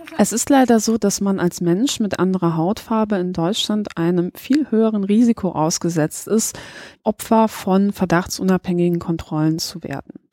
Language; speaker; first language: German; early bilingual, other home language; Polish